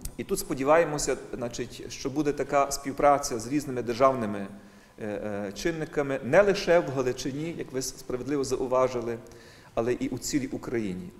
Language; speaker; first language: Ukrainian; native; Ukrainian